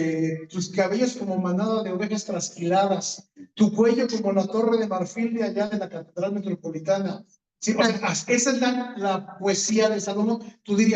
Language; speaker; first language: Spanish; native; Spanish